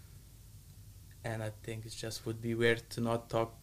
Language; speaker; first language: English; non-native, learner; Lithuanian